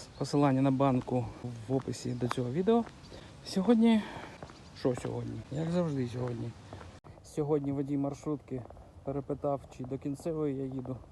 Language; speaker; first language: Ukrainian; non-native, local second language; Russian